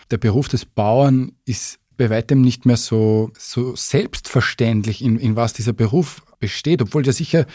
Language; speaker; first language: German; native; German